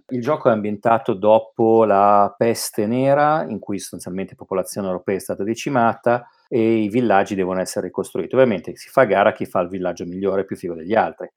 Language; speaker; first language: Italian; native; Italian